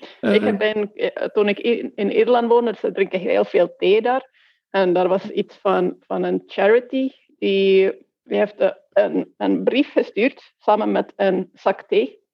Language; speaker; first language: Dutch; non-native, fluent; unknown